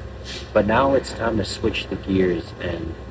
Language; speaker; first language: English; native; English